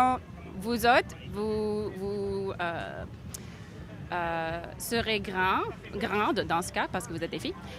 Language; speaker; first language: French; non-native, fluent; English